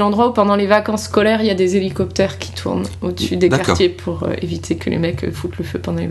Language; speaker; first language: French; native; French